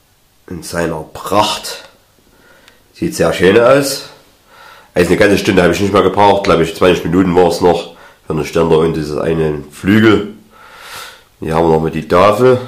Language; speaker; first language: German; native; German